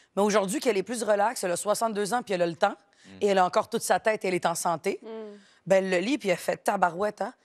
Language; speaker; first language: French; native; French